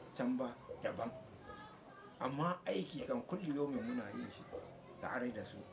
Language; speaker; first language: Hausa; non-native, local second language; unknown